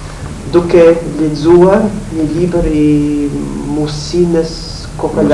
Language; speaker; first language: Albanian; non-native, fluent; English